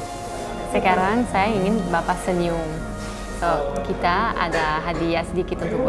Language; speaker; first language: Indonesian; non-native, learner; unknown